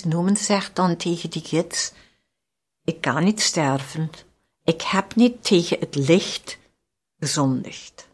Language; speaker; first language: Dutch; non-native, fluent; German